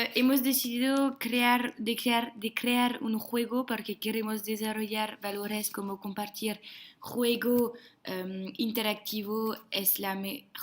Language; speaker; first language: Spanish; non-native, learner; French